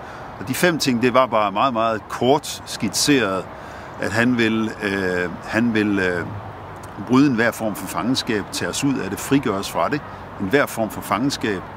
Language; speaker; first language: Danish; native; Danish